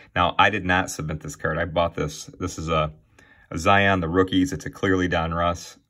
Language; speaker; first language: English; native; English